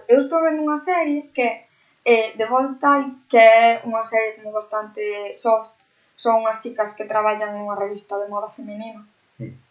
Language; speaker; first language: Galician; non-native, local second language; Spanish